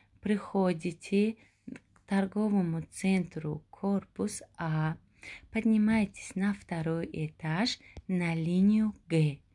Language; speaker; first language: Russian; non-native, local second language; Tajik